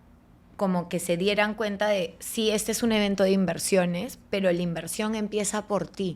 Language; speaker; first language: Spanish; native; Spanish